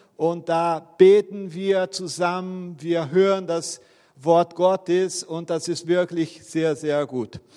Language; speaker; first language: German; non-native, fluent; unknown